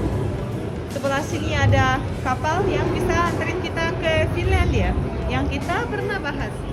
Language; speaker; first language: Indonesian; non-native, fluent; Russian